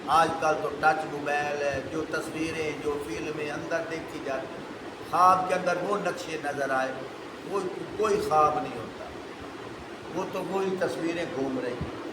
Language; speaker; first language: Urdu; non-native, local second language; Punjabi